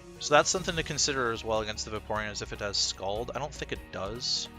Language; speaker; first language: English; native; English